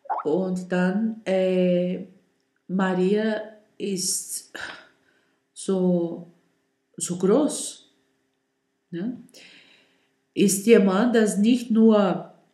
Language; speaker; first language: German; non-native, learner; Portuguese